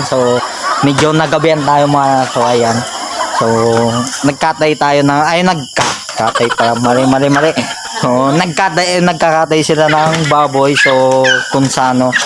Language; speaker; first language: Filipino; non-native, local second language; Bikol